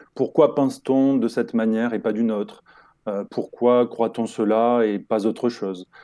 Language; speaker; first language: French; native; French